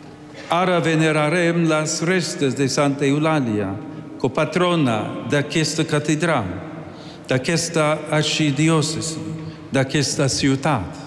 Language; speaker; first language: Catalan; non-native, learner; English